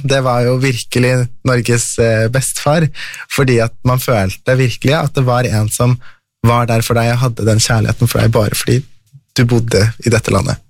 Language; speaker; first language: Norwegian; early bilingual, other home language; Persian